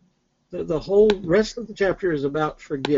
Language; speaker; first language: English; native; English